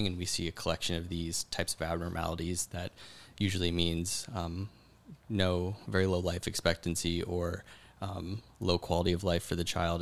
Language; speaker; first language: English; native; English